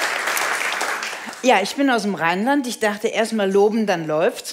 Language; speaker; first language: German; native; German